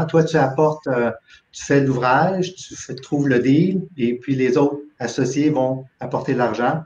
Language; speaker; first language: French; native; French